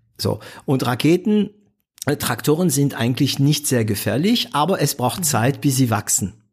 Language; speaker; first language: German; non-native, fluent; French